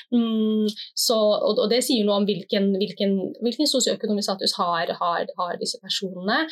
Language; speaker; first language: Norwegian; early bilingual, other home language; Somali